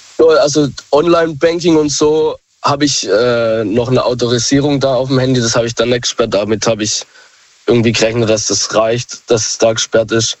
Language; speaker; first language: German; native; German